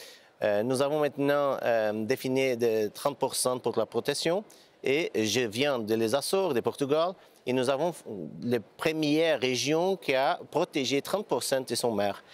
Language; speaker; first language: French; non-native, fluent; Portuguese